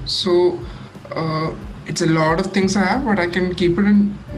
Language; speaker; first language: English; non-native, local second language; Malayalam